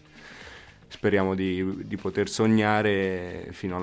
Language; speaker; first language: Italian; native; Italian